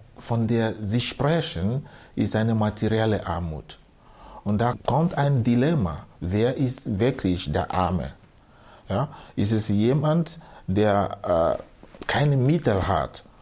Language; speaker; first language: German; non-native, fluent; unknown